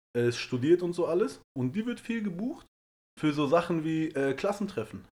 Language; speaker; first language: German; early bilingual, other home language; Persian